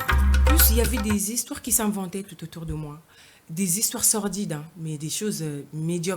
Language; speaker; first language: French; non-native, local second language; Lingala